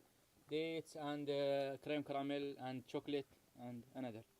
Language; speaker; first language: English; non-native, learner; Arabic